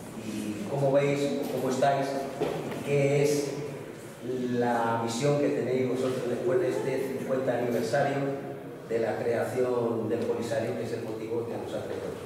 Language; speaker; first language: Spanish; native; Spanish